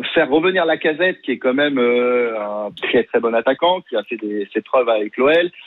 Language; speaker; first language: French; native; French